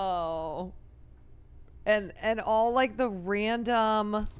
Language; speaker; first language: English; native; English